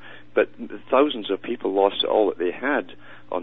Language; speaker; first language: English; native; English